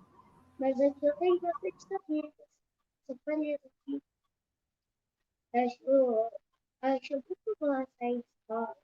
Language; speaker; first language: Portuguese; early bilingual, other home language; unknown